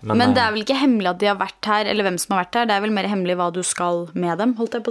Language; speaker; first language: Norwegian; native; Norwegian